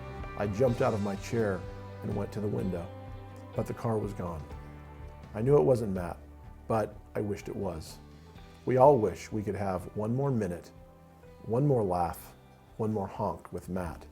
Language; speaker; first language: English; native; English